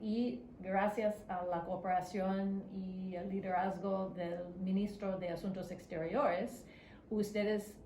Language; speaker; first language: Spanish; non-native, fluent; English